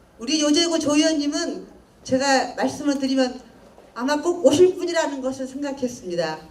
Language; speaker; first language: Korean; native; Korean